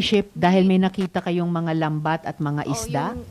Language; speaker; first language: Filipino; native; Filipino